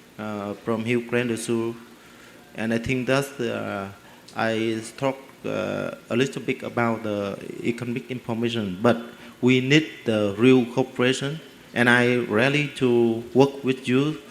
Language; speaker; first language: English; non-native, learner; Vietnamese